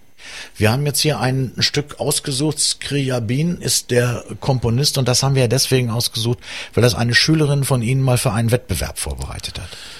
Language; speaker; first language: German; native; German